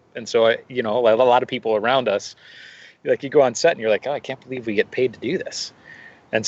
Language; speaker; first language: English; native; English